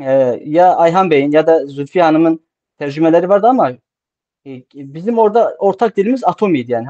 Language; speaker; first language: Turkish; native; Turkish